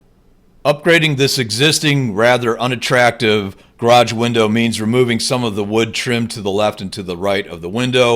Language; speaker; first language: English; native; English